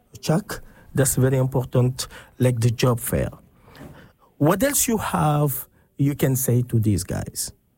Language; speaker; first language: English; non-native, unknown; Wolof